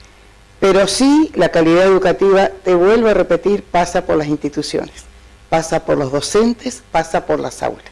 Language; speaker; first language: Spanish; native; Spanish